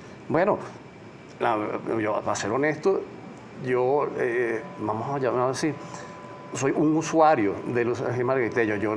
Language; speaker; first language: Spanish; native; Spanish